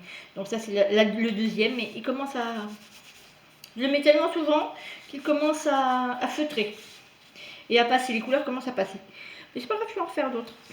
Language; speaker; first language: French; native; French